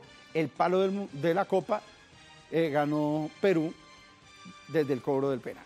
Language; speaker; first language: Spanish; native; Spanish